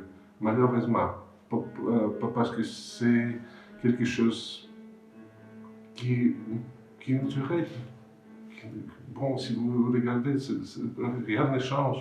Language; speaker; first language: French; non-native, fluent; Russian